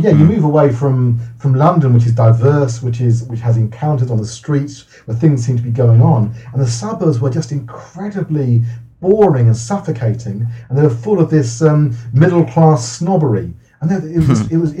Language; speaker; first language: English; native; English